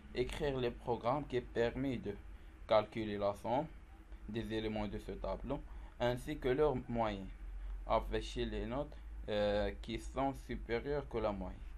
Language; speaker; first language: French; non-native, local second language; Arabic